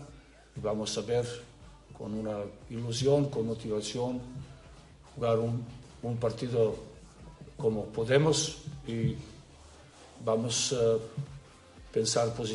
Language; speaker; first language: Spanish; non-native, learner; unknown